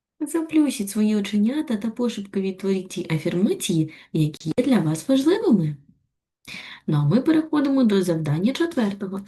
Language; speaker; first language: Ukrainian; native; Ukrainian